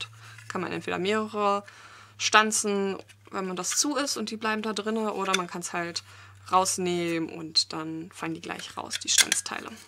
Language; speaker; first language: German; native; German